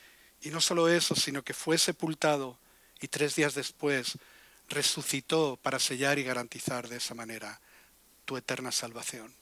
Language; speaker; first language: Spanish; native; Spanish